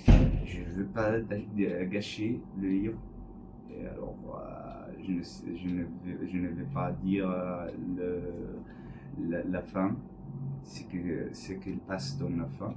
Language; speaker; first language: French; non-native, learner; English